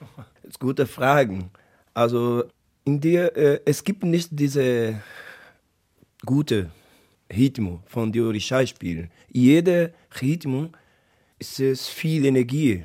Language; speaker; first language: German; non-native, learner; Portuguese